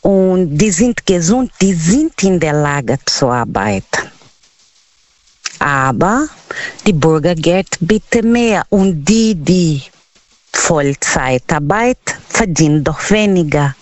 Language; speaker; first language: German; non-native, learner; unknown